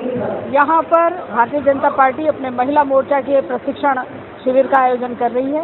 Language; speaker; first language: Hindi; native; Hindi